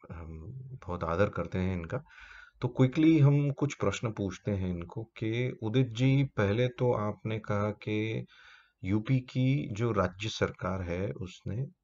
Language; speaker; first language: Hindi; native; Hindi